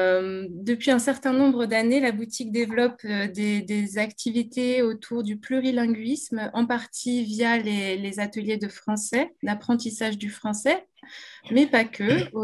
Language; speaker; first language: French; native; French